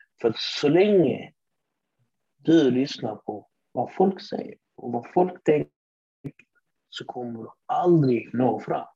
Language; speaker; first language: Swedish; early bilingual, other home language; Arabic